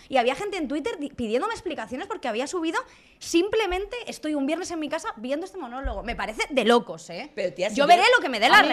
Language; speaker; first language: Spanish; native; Spanish